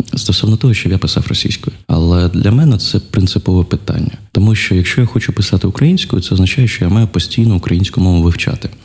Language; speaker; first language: Ukrainian; non-native, local second language; Russian